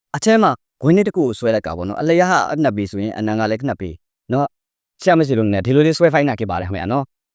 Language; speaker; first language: Burmese; native; Burmese